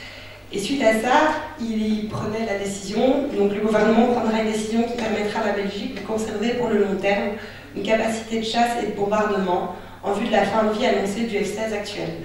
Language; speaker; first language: French; native; French